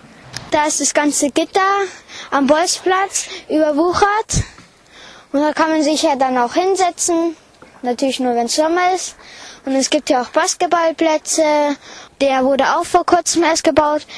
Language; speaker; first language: German; native; German